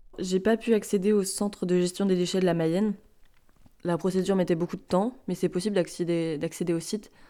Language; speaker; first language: French; native; French